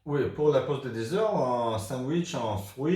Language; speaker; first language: French; non-native, learner; Hebrew